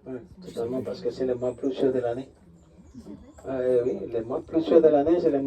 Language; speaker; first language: French; non-native, learner; Spanish